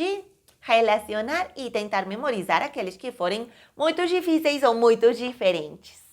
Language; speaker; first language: Portuguese; non-native, fluent; Spanish